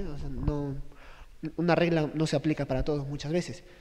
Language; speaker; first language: Spanish; native; Spanish